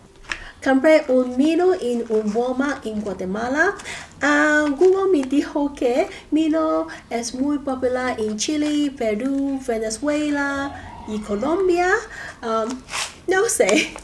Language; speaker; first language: Spanish; non-native, learner; Cantonese